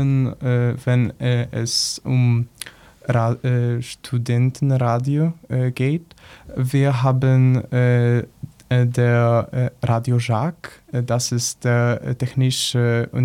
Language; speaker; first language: German; non-native, learner; Polish